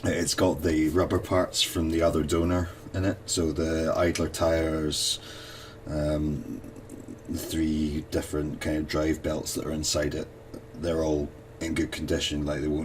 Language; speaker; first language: English; native; English